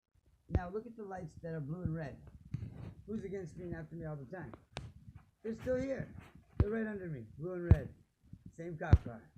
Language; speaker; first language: English; native; English